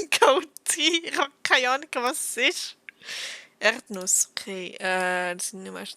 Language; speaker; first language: German; native; German